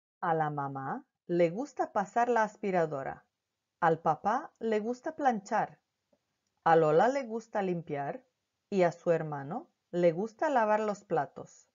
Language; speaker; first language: Spanish; non-native, fluent; Croatian